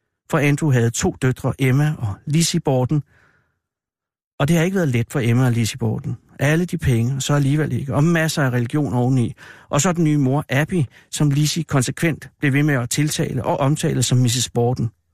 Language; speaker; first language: Danish; native; Danish